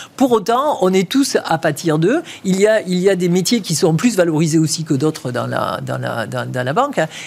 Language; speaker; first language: French; native; French